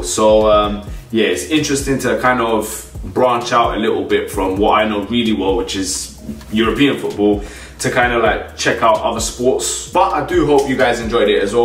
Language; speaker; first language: English; native; English